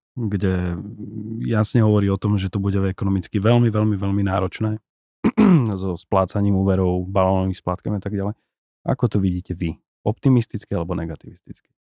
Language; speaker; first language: Slovak; native; Slovak